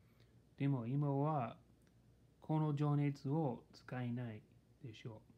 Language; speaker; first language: Japanese; non-native, learner; English